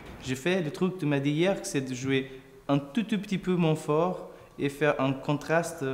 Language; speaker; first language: French; non-native, fluent; Portuguese